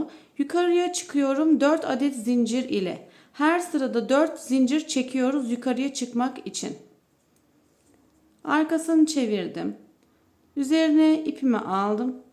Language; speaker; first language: Turkish; native; Turkish